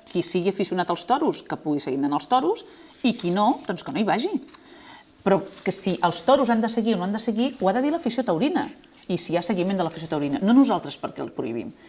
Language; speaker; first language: Catalan; native; Catalan